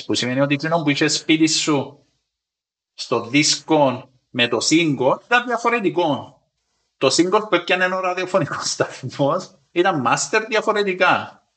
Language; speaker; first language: Greek; native; Greek